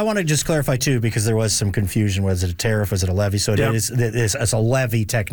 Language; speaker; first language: English; native; English